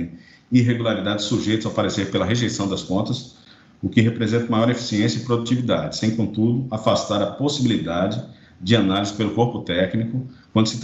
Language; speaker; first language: Portuguese; native; Portuguese